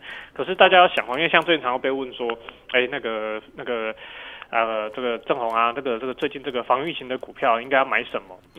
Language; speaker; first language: Chinese; native; Chinese